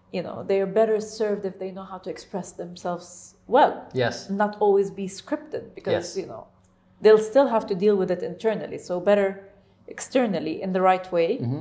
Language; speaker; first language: English; non-native, fluent; Arabic